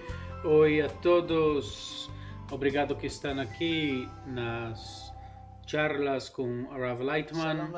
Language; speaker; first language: Portuguese; non-native, fluent; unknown